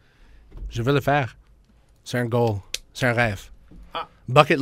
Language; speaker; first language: French; non-native, learner; English